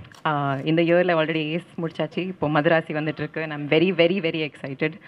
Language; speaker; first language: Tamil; non-native, learner; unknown